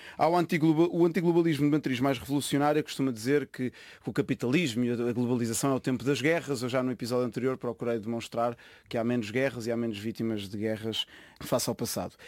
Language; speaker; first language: Portuguese; early bilingual, other home language; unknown